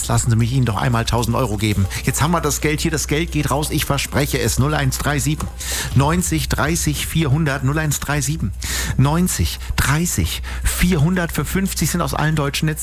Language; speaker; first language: German; native; German